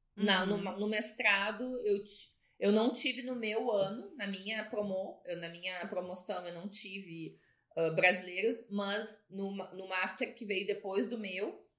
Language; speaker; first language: Portuguese; native; Portuguese